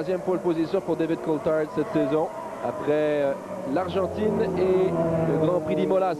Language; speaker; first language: French; native; French